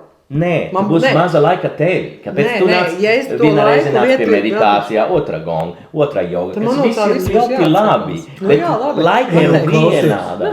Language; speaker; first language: Latvian; non-native, learner; Italian